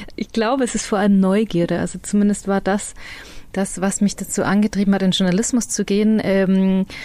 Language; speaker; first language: German; native; German